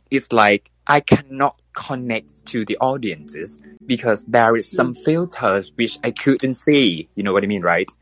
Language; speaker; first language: English; non-native, fluent; Thai